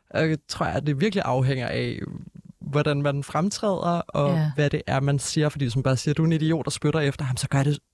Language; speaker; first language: Danish; native; Danish